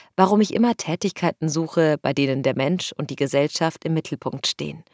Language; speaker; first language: German; non-native, fluent; Arabic